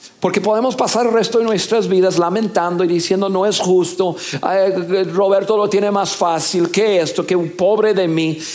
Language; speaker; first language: Spanish; non-native, fluent; English